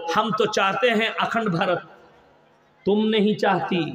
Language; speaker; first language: Hindi; non-native, local second language; Bangla